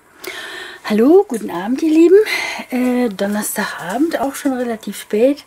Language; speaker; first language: German; native; German